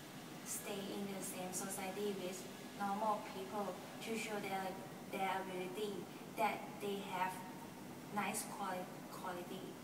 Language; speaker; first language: English; non-native, learner; Thai